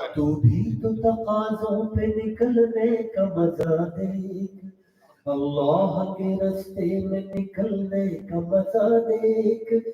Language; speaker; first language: Urdu; non-native, local second language; Pashto